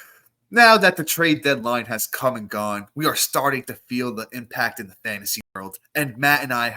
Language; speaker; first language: English; native; English